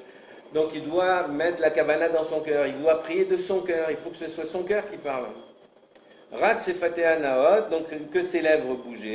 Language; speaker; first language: French; native; French